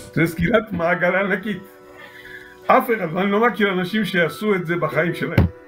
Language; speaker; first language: Hebrew; non-native, fluent; Georgian